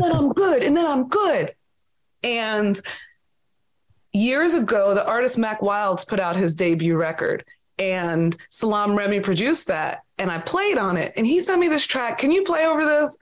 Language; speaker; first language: English; native; English